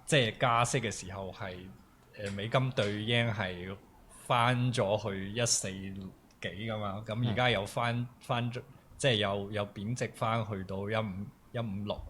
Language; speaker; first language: Cantonese; native; Cantonese